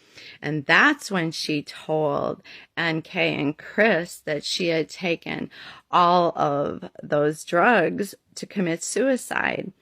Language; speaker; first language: English; native; English